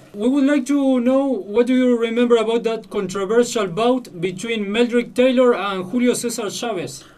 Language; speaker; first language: English; non-native, fluent; Spanish